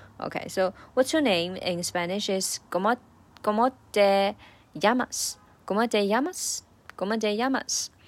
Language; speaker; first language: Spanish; non-native, learner; Chinese